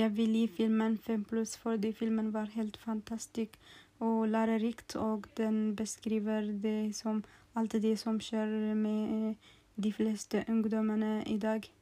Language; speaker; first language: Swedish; non-native, learner; Norwegian